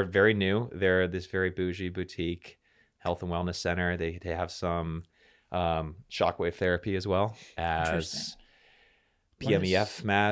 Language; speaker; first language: English; native; English